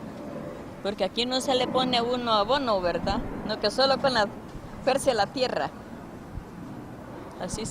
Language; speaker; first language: Spanish; native; Spanish